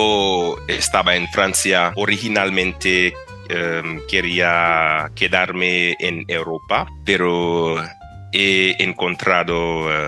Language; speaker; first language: Spanish; non-native, fluent; English